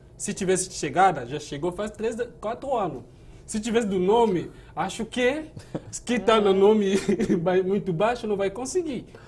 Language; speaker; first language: Portuguese; non-native, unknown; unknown